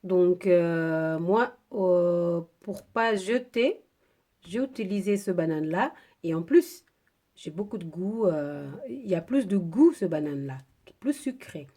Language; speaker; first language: French; non-native, fluent; Indonesian